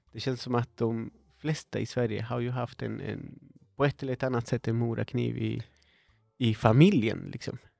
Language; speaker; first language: Swedish; non-native, fluent; Spanish